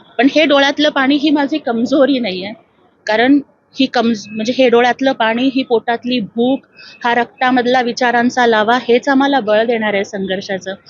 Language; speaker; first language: Marathi; non-native, local second language; Telugu